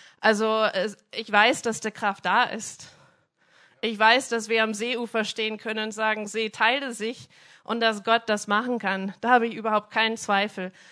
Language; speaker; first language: German; non-native, fluent; English